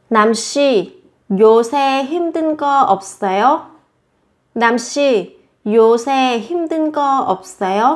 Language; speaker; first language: Korean; non-native, fluent; Vietnamese